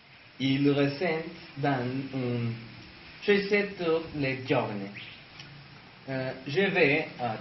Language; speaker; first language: French; non-native, learner; Spanish